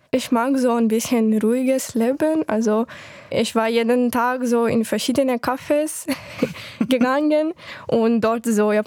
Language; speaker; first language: German; non-native, fluent; Ukrainian